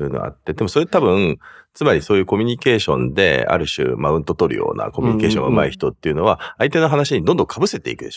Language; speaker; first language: Japanese; native; Japanese